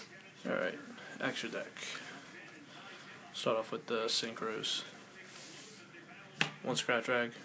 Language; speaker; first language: English; native; English